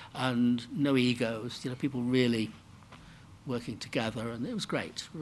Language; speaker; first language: English; native; English